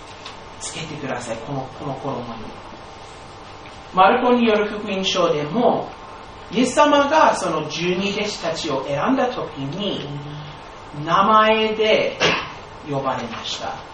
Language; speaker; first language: Japanese; non-native, fluent; English